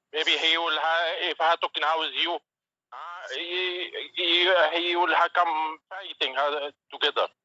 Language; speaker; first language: English; non-native, learner; Arabic